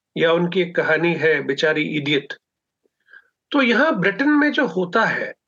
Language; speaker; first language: Hindi; non-native, local second language; Punjabi